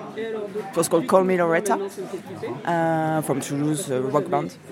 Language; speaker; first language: English; non-native, fluent; French